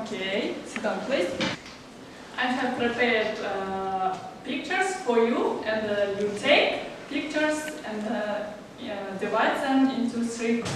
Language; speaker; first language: English; non-native, learner; Kazakh